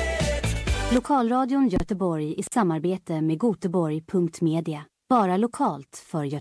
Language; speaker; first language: Swedish; native; Swedish